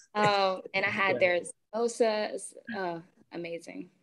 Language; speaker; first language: English; native; English